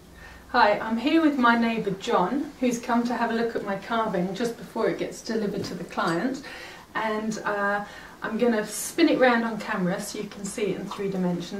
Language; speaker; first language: English; native; English